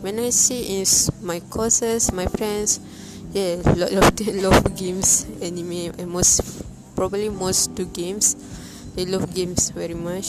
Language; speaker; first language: English; non-native, local second language; Malay